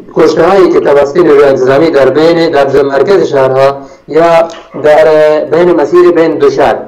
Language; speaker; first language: Persian; non-native, local second language; Baluchi